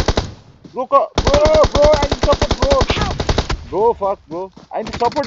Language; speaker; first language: English; non-native, learner; Nepali